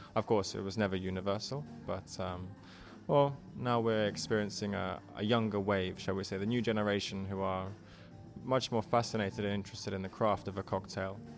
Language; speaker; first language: English; native; English